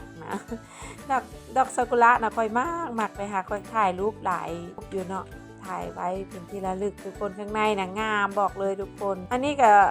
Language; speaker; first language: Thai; non-native, local second language; Lao